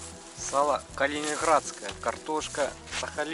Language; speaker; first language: Russian; native; Russian